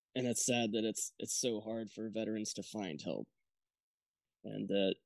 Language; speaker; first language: English; native; English